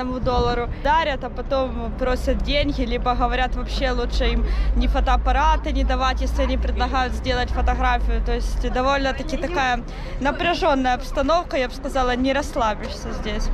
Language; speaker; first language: Russian; native; Russian